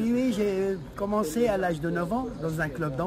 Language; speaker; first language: French; non-native, local second language; Arabic